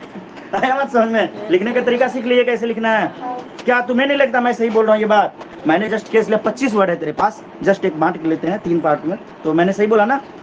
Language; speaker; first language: Hindi; native; Hindi